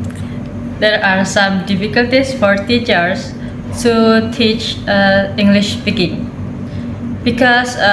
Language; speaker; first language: English; non-native, learner; Indonesian